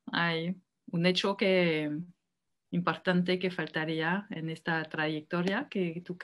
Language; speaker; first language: Spanish; non-native, fluent; French